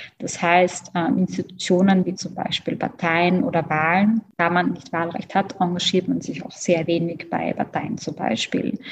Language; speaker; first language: German; native; German